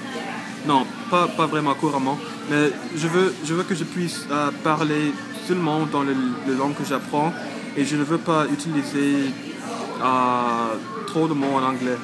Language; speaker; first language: French; non-native, learner; English